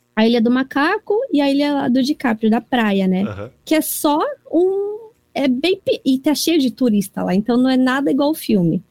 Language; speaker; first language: Portuguese; early bilingual, heritage; Japanese